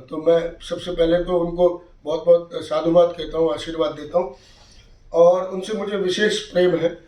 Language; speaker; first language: Hindi; native; Hindi